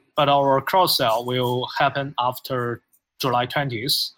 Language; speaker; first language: English; non-native, fluent; Chinese